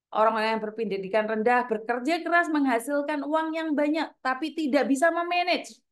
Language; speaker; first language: Indonesian; native; Indonesian